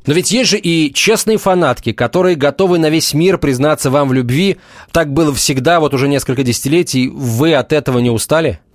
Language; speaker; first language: Russian; native; Russian